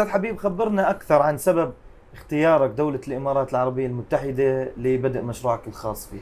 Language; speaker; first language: Arabic; native; Arabic